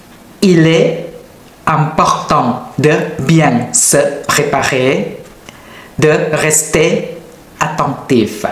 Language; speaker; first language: French; non-native, learner; Thai